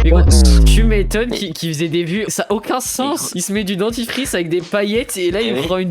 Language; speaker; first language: French; native; French